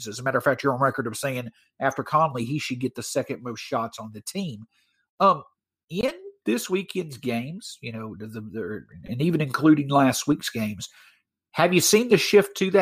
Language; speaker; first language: English; native; English